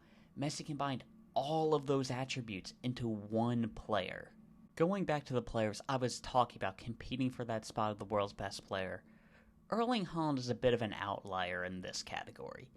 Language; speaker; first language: English; native; English